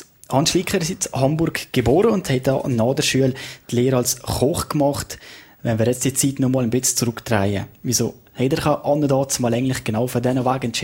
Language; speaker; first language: German; native; German